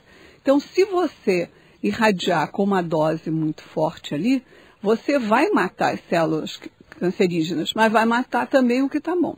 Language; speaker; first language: Portuguese; native; Portuguese